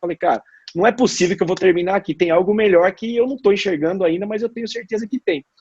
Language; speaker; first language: Portuguese; native; Portuguese